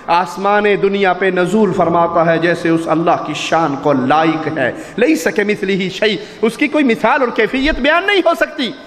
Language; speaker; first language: Urdu; non-native, local second language; Punjabi